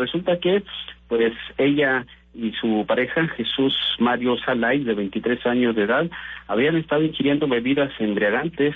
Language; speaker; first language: Spanish; native; Spanish